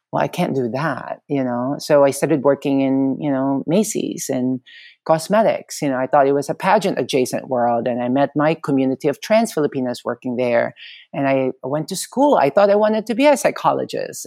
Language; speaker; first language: English; non-native, local second language; Filipino